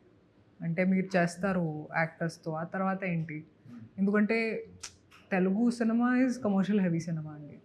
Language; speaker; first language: Telugu; non-native, fluent; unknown